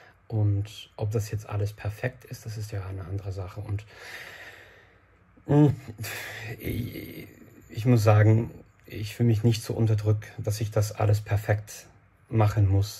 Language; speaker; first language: German; non-native, fluent; English